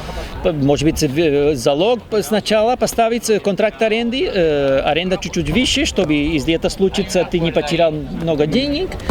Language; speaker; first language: Russian; non-native, fluent; Spanish